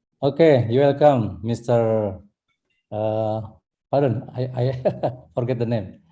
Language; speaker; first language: English; non-native, fluent; Indonesian